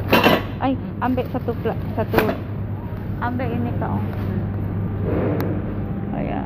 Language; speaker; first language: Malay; non-native, learner; Filipino